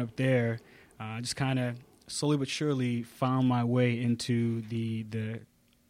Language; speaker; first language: English; native; English